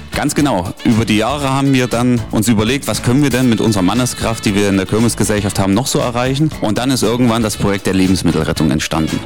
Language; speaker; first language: German; native; German